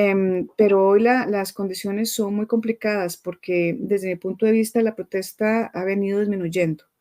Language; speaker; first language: Spanish; native; Spanish